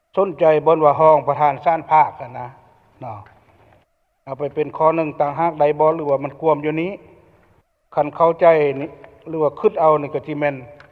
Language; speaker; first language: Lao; native; Lao